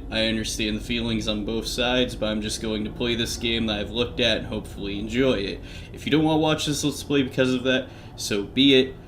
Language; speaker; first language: English; native; English